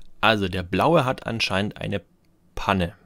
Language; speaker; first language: German; native; German